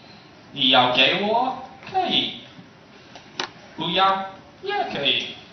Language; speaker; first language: Chinese; non-native, learner; English